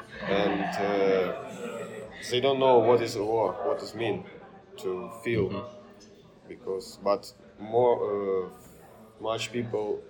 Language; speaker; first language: English; non-native, learner; Ukrainian